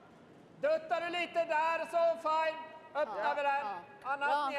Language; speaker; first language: Swedish; native; Swedish